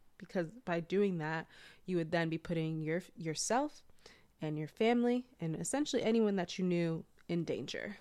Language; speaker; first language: English; native; English